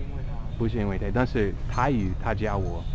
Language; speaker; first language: Chinese; non-native, fluent; English